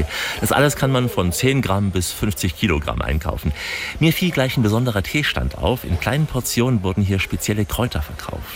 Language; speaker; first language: German; native; German